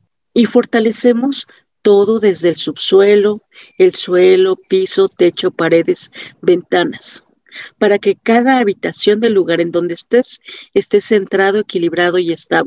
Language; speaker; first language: Spanish; native; Spanish